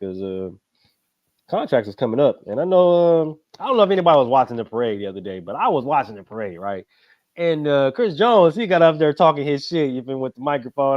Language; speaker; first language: English; native; English